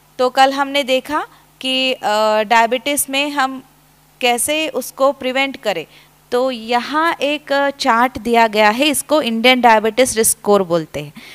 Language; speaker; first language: Hindi; non-native, local second language; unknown